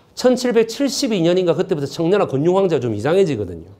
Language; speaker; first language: Korean; native; Korean